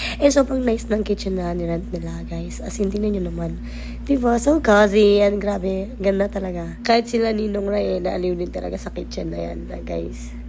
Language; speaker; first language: Filipino; native; Filipino